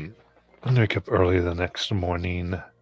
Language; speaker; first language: English; native; English